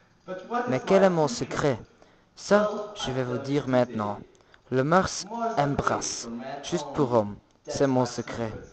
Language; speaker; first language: French; non-native, learner; Dutch